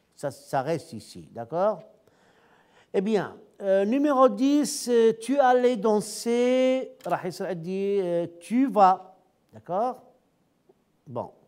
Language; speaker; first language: French; non-native, fluent; Arabic